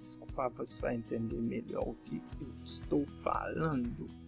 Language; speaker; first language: Portuguese; non-native, fluent; French